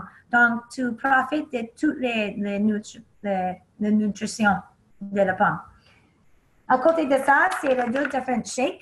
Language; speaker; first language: French; non-native, learner; English